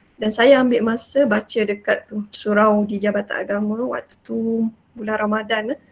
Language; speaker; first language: Malay; native; Malay